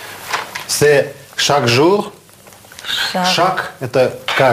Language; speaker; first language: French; non-native, fluent; Russian